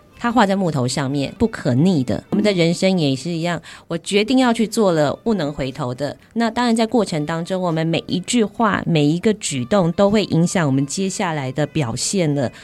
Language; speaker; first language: Chinese; native; Chinese